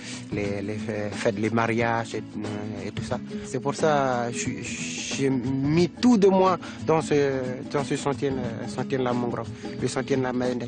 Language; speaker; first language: French; non-native, local second language; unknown